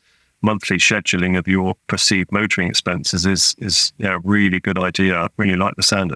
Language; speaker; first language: English; native; English